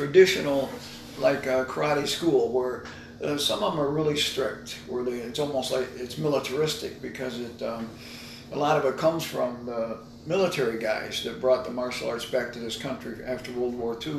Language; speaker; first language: English; native; English